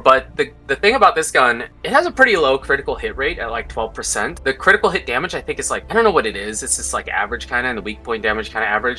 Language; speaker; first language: English; native; English